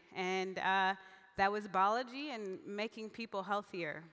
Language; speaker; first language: English; native; English